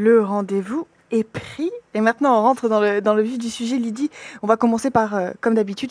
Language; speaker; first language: French; native; French